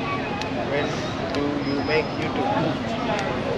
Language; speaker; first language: English; non-native, local second language; Hindi